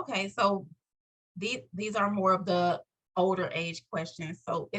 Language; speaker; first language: English; native; English